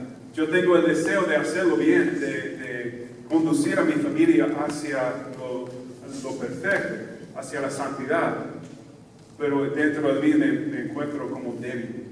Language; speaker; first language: Spanish; non-native, fluent; English